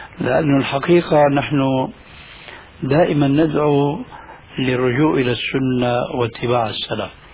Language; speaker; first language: Arabic; early bilingual, other home language; Albanian